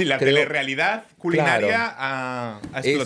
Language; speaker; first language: Spanish; native; Spanish